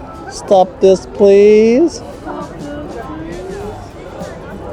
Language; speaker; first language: English; non-native, learner; Turkish